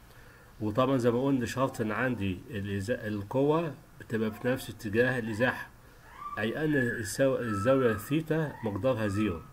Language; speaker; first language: Arabic; native; Arabic